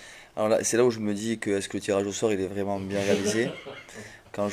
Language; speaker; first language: French; native; French